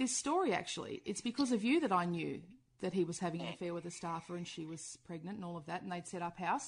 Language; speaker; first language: English; native; English